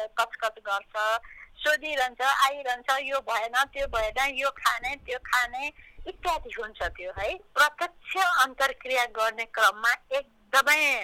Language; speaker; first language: Nepali; native; Nepali